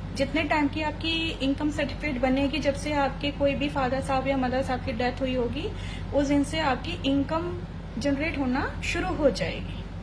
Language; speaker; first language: Hindi; native; Hindi